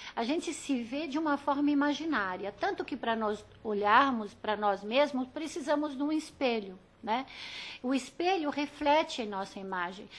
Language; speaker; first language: Portuguese; early bilingual, other home language; Italian